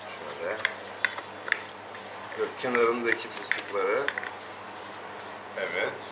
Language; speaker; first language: Turkish; native; Turkish